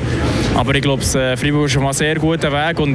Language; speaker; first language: German; native; German